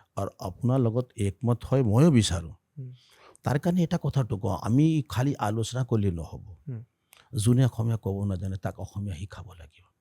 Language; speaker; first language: Assamese; non-native, local second language; Hindi